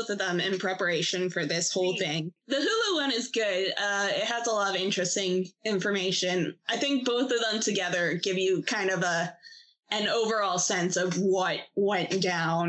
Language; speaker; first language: English; native; English